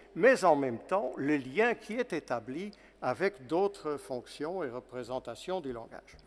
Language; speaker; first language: French; non-native, fluent; Portuguese